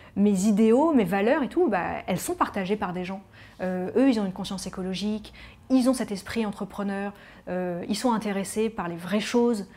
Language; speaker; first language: French; native; French